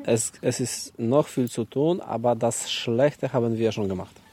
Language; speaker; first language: German; non-native, learner; Polish